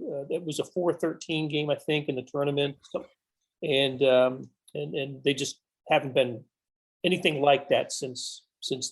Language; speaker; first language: English; native; English